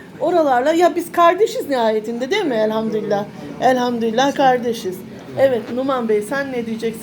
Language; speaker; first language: Turkish; native; Turkish